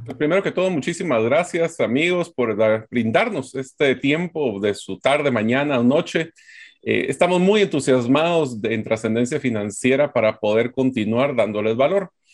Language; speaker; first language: Spanish; native; Spanish